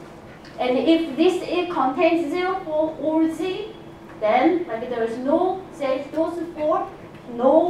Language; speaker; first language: English; non-native, fluent; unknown